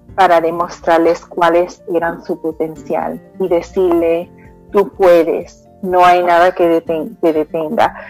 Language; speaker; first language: Spanish; early bilingual, heritage; Spanish